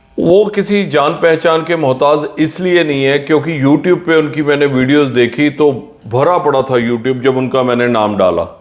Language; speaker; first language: Hindi; non-native, local second language; Punjabi